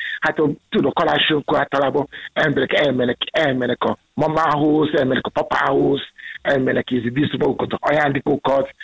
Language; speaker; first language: Hungarian; non-native, learner; Yoruba